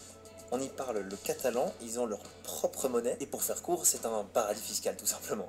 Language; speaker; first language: French; native; French